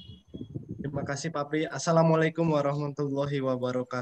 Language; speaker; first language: Indonesian; native; Indonesian